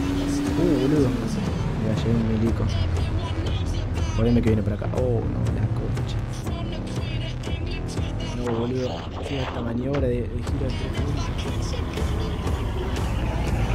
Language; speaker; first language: Spanish; native; Spanish